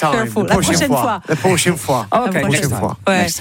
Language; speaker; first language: French; non-native, learner; English